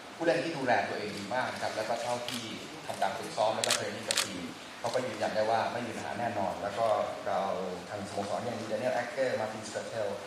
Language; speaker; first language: Thai; native; Thai